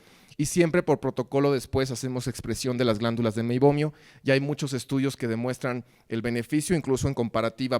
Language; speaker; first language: Spanish; native; Spanish